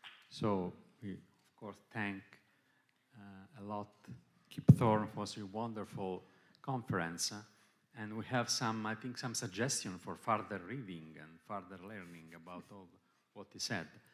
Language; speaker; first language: English; non-native, fluent; Italian